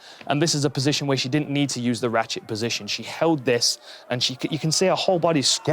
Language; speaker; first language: English; native; English